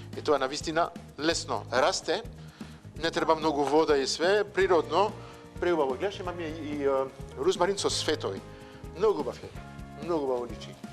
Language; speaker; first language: Macedonian; non-native, fluent; French